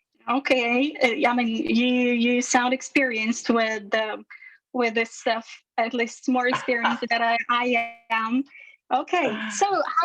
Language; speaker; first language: English; non-native, fluent; Russian